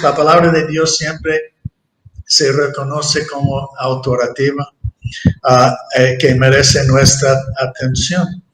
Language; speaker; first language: Spanish; non-native, fluent; English